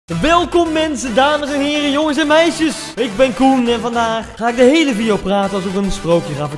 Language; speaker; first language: Dutch; native; Dutch